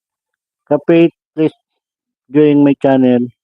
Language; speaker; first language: English; non-native, learner; Bikol